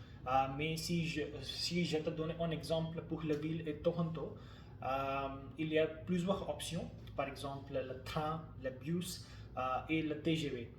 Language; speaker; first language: French; non-native, learner; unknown